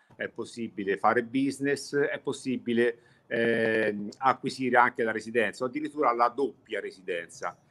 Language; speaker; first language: Italian; native; Italian